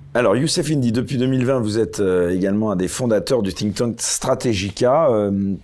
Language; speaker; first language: French; native; French